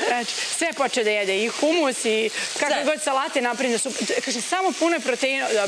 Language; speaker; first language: Serbian; native; Serbian